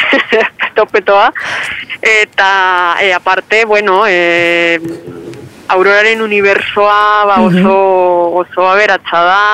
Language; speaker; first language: Basque; non-native, fluent; Spanish